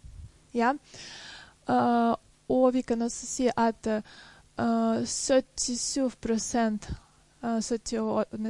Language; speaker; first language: Norwegian; non-native, fluent; Russian